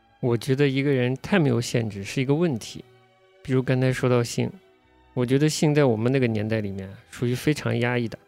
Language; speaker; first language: Chinese; native; Chinese